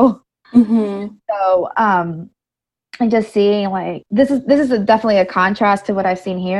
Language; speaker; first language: English; early bilingual, other home language; Spanish